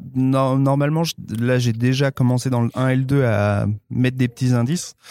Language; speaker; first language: French; native; French